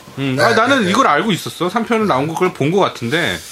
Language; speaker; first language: Korean; native; Korean